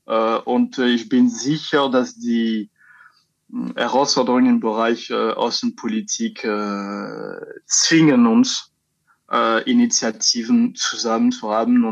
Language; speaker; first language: German; non-native, learner; French